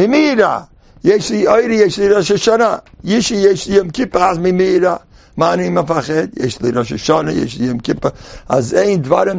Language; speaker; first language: Hebrew; non-native, fluent; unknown